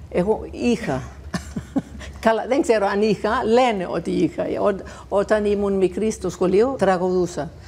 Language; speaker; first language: Greek; non-native, fluent; Danish